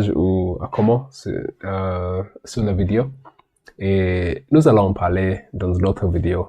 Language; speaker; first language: French; non-native, learner; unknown